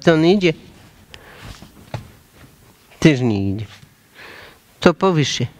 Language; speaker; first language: Polish; non-native, learner; Russian